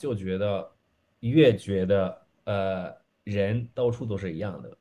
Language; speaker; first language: Chinese; non-native, fluent; Italian